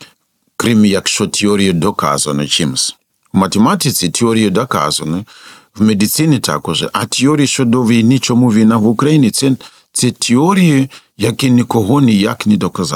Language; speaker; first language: Ukrainian; non-native, fluent; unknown